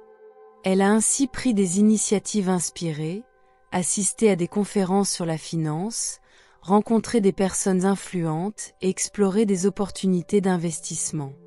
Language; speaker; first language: French; native; French